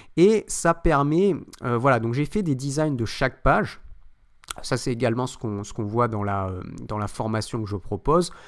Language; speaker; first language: French; native; French